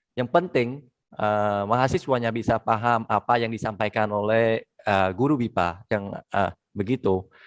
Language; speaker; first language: Indonesian; non-native, fluent; Vietnamese